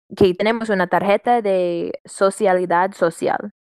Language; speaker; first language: Spanish; non-native, learner; English